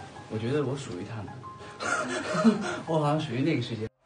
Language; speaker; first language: Chinese; native; Chinese